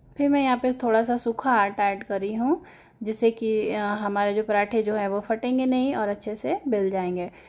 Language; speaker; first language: Hindi; native; Hindi